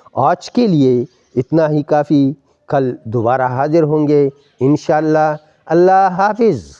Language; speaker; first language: Urdu; non-native, local second language; Pashto